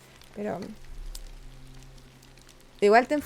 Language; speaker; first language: Spanish; native; Spanish